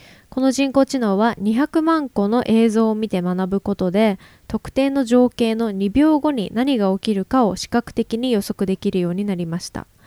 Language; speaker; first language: Japanese; native; Japanese